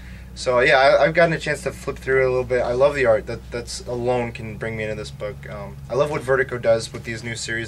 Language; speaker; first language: English; native; English